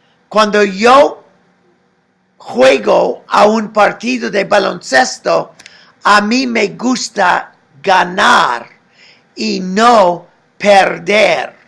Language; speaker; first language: Spanish; non-native, fluent; English